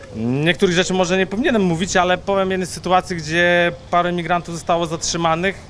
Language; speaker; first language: Polish; native; Polish